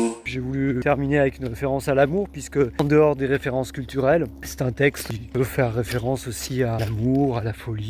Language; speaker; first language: French; native; French